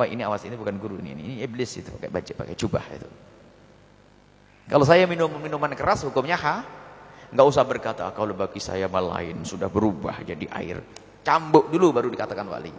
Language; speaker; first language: Indonesian; native; Indonesian